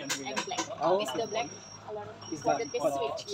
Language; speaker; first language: English; non-native, learner; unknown